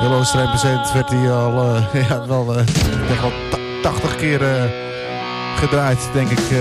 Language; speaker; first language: Dutch; native; Dutch